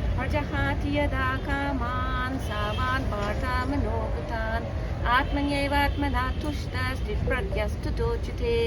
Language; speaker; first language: Hindi; non-native, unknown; English